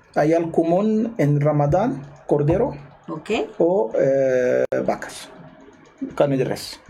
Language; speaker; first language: Spanish; non-native, fluent; Arabic